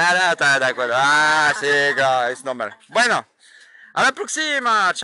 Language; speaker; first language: Spanish; non-native, learner; French